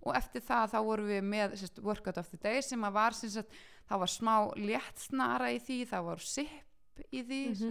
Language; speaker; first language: Icelandic; early bilingual, heritage; Icelandic